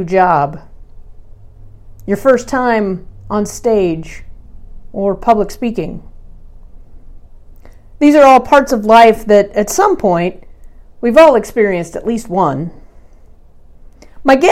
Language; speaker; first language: English; native; English